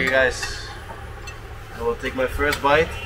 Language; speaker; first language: English; non-native, fluent; Dutch